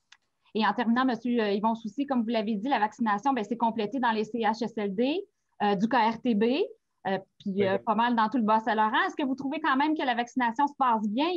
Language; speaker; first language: French; native; French